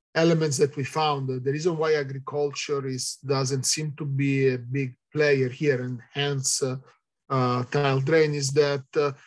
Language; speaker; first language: English; non-native, fluent; Italian